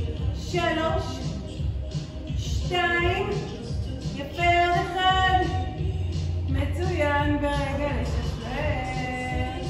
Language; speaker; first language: Hebrew; native; Hebrew